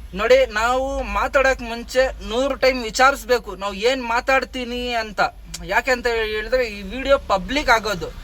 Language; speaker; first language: Kannada; non-native, local second language; Hindi